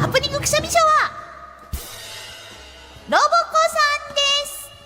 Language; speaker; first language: Japanese; native; Japanese